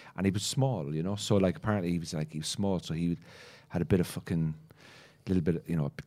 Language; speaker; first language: English; native; English